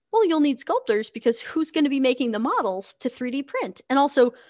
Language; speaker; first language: English; native; English